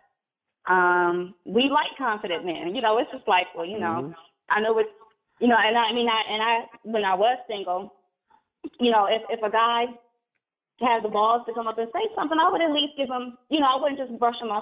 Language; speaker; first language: English; native; English